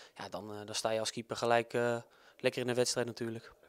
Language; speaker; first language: Dutch; native; Dutch